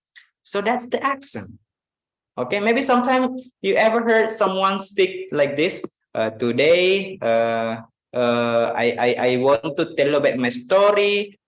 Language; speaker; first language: English; non-native, fluent; Indonesian